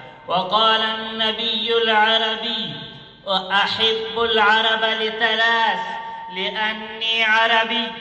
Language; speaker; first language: Arabic; non-native, learner; Urdu